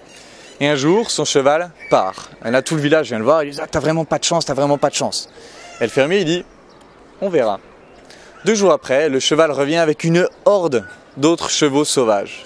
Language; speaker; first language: French; native; French